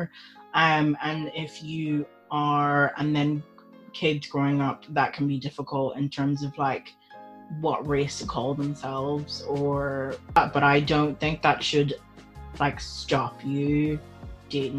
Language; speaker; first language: English; native; English